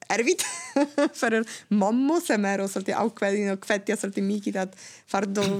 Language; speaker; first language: Icelandic; non-native, fluent; Polish